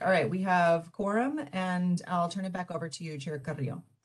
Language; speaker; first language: English; native; English